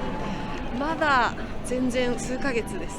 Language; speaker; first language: Japanese; native; Japanese